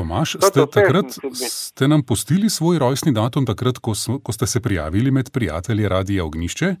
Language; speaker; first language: Slovenian; native; Slovenian